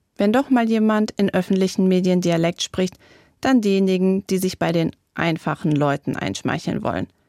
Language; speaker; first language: German; native; German